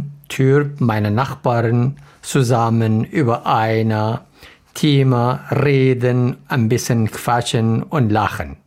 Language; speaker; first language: German; non-native, learner; Arabic